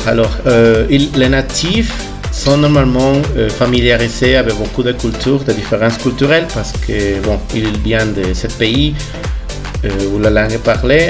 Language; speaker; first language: French; non-native, fluent; Spanish